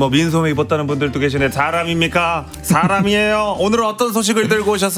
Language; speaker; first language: Korean; native; Korean